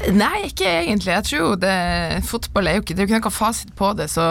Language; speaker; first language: Norwegian; native; Norwegian